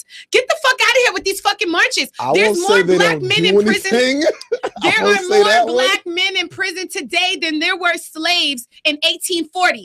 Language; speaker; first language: English; native; English